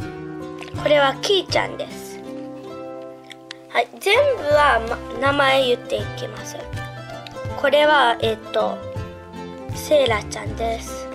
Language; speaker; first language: Japanese; early bilingual, heritage; Japanese